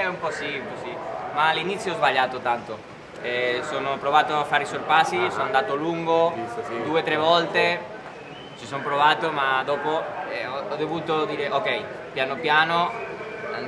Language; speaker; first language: Italian; non-native, learner; Spanish